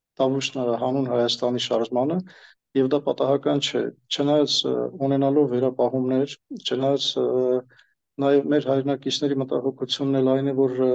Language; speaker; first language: Armenian; native; Armenian